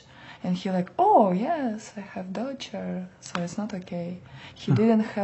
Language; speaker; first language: English; non-native, learner; Russian